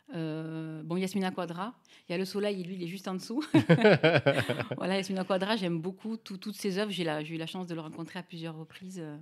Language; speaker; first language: French; native; French